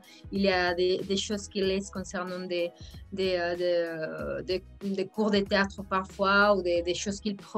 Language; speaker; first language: French; non-native, fluent; Spanish